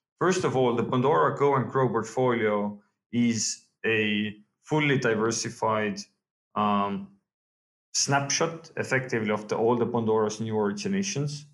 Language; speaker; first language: English; non-native, fluent; Estonian